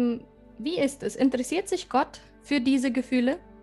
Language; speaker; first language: German; early bilingual, heritage; German